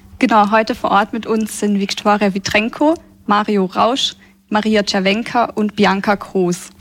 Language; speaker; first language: German; native; German